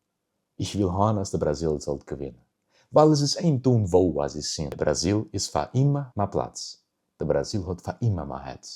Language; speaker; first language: German; early bilingual, heritage; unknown